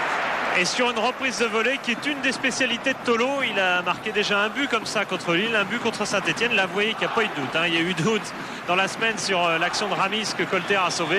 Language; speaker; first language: French; native; French